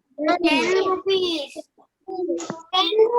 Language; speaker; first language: English; non-native, learner; Sinhala